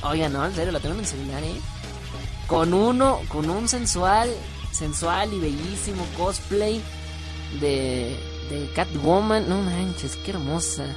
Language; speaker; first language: Spanish; native; Spanish